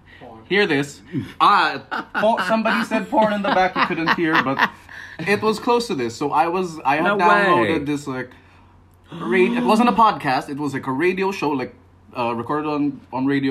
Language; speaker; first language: English; non-native, local second language; Filipino